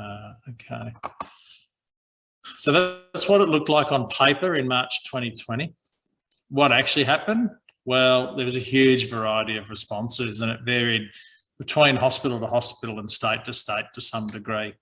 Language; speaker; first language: English; native; English